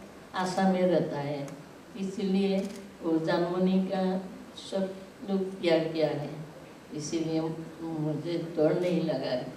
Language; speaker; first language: Hindi; non-native, local second language; Assamese